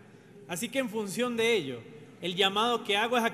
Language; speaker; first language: Spanish; native; Spanish